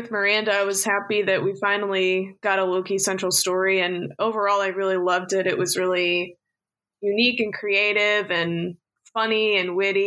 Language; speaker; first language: English; native; English